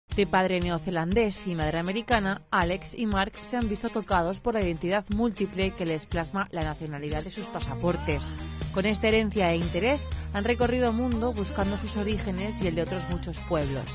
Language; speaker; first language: Spanish; native; Spanish